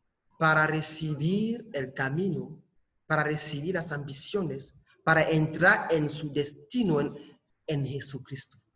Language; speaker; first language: Spanish; non-native, fluent; French